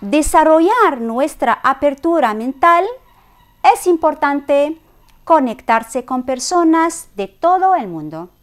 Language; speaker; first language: Spanish; non-native, fluent; Arabic